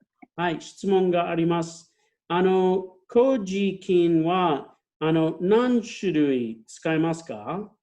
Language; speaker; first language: Japanese; non-native, fluent; English